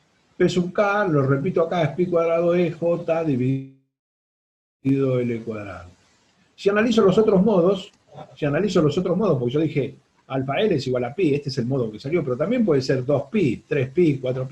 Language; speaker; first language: Spanish; native; Spanish